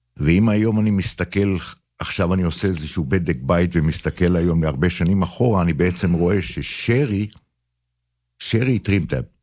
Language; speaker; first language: Hebrew; native; Hebrew